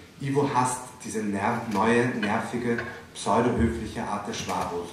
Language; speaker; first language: German; native; German